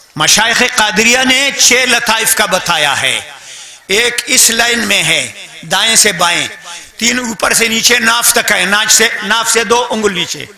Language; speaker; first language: Urdu; non-native, local second language; Brahui